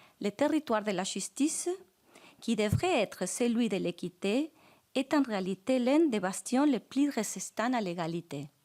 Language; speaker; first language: French; non-native, fluent; Spanish